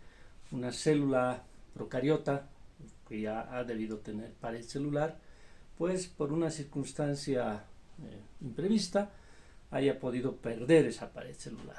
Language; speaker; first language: Spanish; native; Spanish